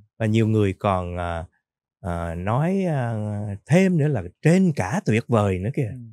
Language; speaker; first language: Vietnamese; native; Vietnamese